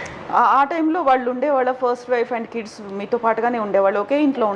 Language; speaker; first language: Telugu; native; Telugu